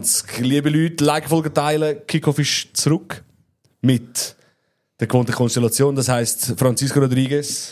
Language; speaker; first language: German; native; German